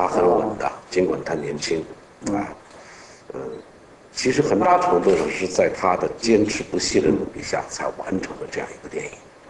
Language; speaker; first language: Chinese; native; Chinese